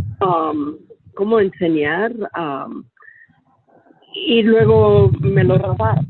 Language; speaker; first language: Spanish; early bilingual, heritage; Spanish